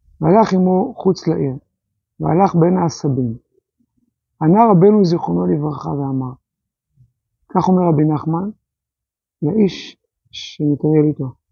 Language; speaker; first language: Hebrew; native; Hebrew